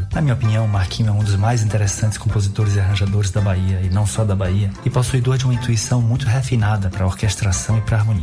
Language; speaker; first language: Portuguese; native; Portuguese